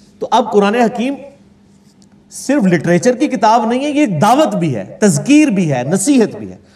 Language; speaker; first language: Urdu; non-native, local second language; Punjabi